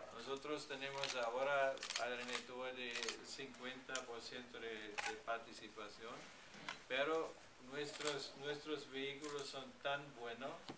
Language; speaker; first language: Spanish; non-native, fluent; German